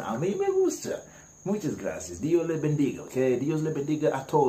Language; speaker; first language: Spanish; non-native, learner; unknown